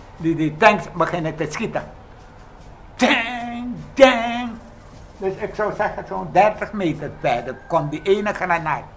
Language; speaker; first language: Dutch; native; Dutch